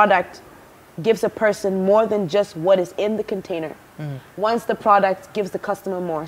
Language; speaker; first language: English; non-native, local second language; Akan